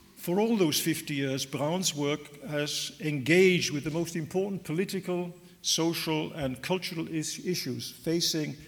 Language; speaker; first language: English; native; English